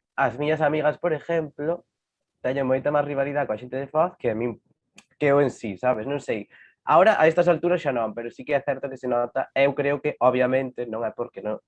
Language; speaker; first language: Galician; native; Galician